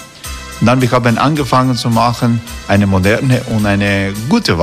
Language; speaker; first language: German; non-native, learner; Croatian